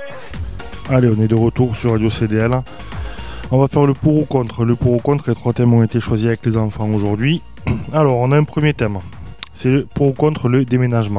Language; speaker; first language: French; native; French